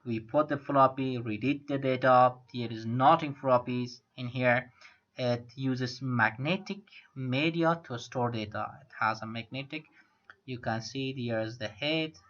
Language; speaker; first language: English; non-native, fluent; Persian